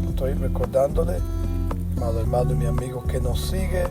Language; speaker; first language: Spanish; native; Spanish